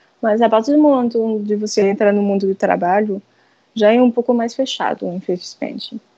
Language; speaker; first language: Portuguese; non-native, fluent; French